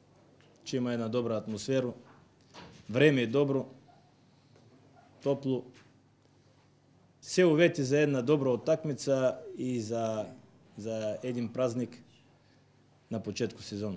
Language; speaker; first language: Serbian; non-native, learner; Bulgarian